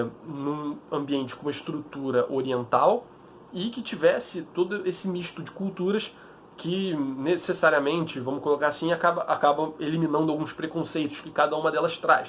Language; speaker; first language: Portuguese; native; Portuguese